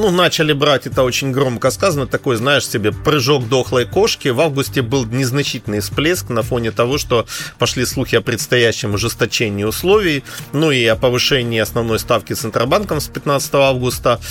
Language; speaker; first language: Russian; native; Russian